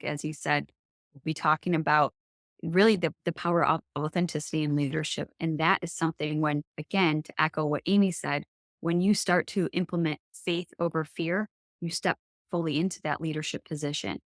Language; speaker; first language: English; native; English